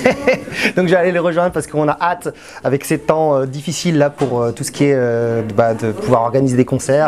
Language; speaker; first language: French; native; French